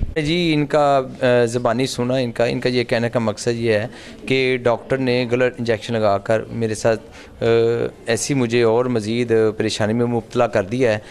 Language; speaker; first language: Urdu; non-native, local second language; Punjabi